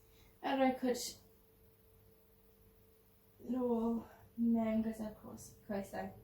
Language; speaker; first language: Welsh; non-native, local second language; English